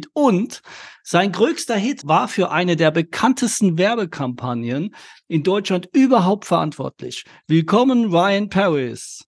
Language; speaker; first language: German; native; German